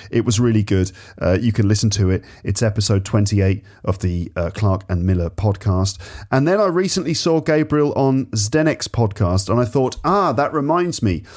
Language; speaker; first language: English; native; English